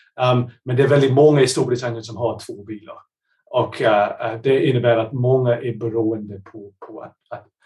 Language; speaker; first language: Swedish; non-native, fluent; English